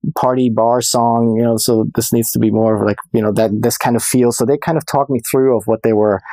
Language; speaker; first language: English; non-native, fluent; German